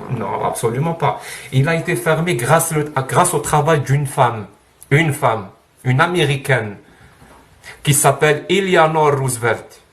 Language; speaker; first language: French; non-native, local second language; Arabic